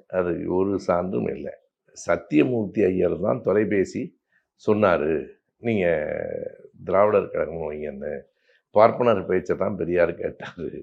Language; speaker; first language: Tamil; native; Tamil